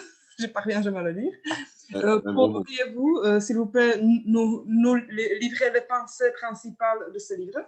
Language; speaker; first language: French; non-native, fluent; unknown